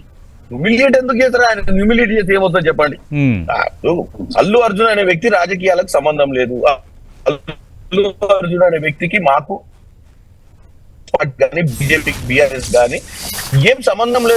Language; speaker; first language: Telugu; native; Telugu